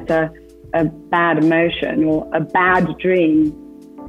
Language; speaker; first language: English; native; English